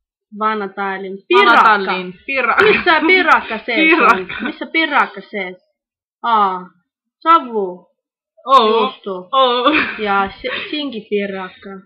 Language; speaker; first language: Finnish; non-native, learner; Estonian